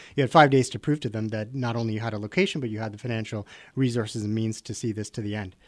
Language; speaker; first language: English; native; English